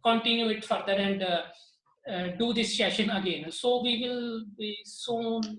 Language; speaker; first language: English; non-native, local second language; Punjabi